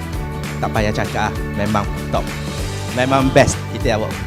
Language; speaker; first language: Malay; native; Malay